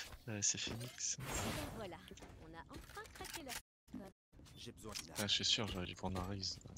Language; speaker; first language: French; native; French